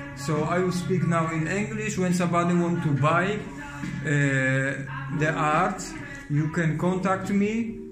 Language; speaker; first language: English; non-native, learner; Polish